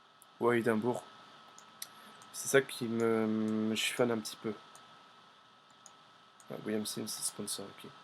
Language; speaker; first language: French; native; French